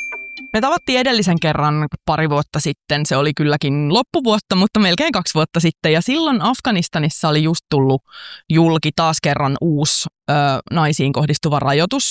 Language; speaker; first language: Finnish; native; Finnish